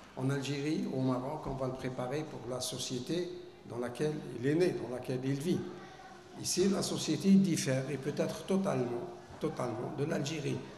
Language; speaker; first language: French; non-native, local second language; Arabic